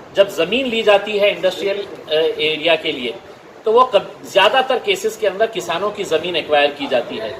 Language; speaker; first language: Hindi; non-native, local second language; Marathi